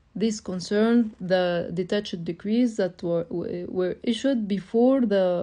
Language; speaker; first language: English; non-native, fluent; Arabic